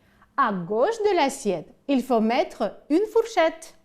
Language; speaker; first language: French; non-native, fluent; Ukrainian